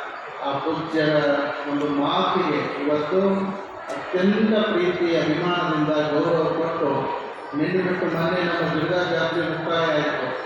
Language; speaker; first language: Kannada; native; Kannada